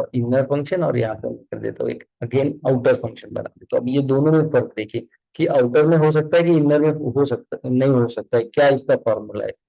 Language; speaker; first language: Hindi; non-native, local second language; Marathi